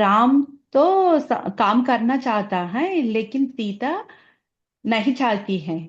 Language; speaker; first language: Hindi; non-native, learner; Telugu